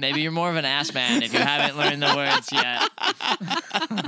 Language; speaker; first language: English; native; English